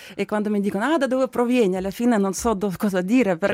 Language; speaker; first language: Italian; non-native, fluent; Ukrainian